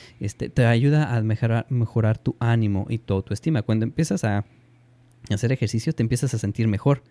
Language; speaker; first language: Spanish; early bilingual, heritage; Spanish